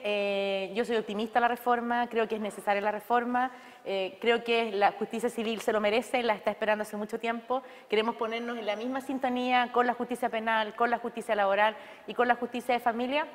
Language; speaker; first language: Spanish; native; Spanish